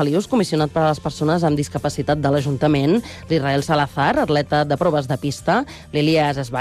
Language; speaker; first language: Catalan; native; Catalan